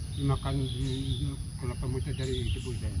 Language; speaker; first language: Indonesian; native; Indonesian